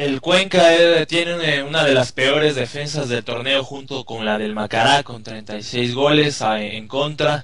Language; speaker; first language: Spanish; native; Spanish